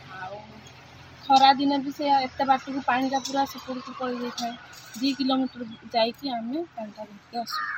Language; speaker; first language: Odia; non-native, local second language; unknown